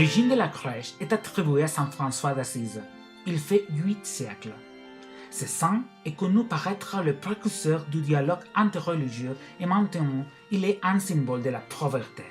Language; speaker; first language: French; non-native, learner; Catalan